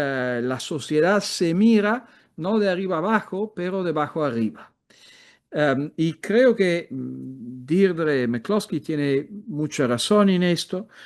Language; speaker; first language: Spanish; non-native, fluent; Italian